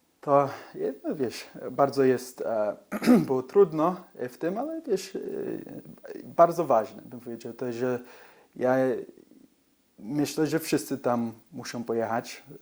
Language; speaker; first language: Polish; early bilingual, heritage; English